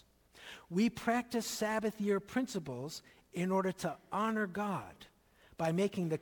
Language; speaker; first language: English; native; English